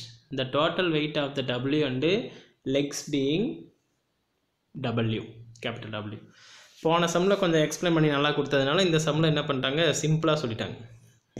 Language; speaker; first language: Tamil; native; Tamil